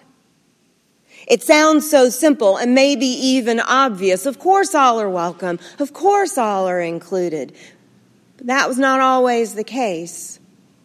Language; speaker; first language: English; native; English